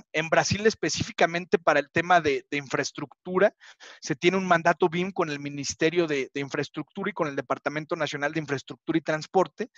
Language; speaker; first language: Spanish; native; Spanish